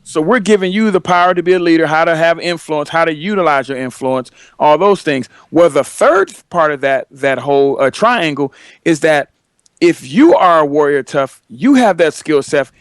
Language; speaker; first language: English; native; English